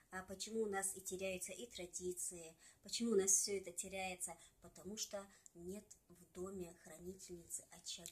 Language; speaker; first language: Russian; non-native, local second language; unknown